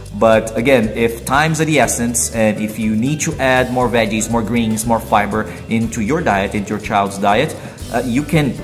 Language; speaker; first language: English; non-native, fluent; Portuguese